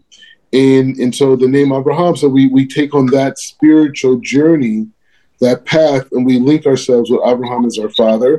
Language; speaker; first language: English; native; English